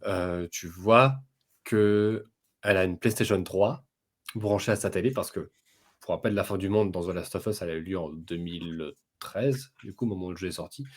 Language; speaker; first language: French; native; French